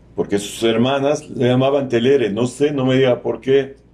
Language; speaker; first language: Spanish; non-native, fluent; Arabic